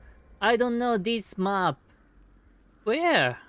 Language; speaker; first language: English; non-native, learner; Japanese